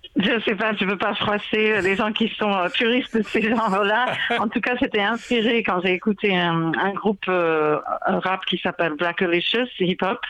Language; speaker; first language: French; non-native, fluent; English